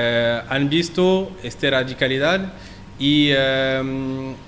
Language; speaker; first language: Spanish; non-native, learner; French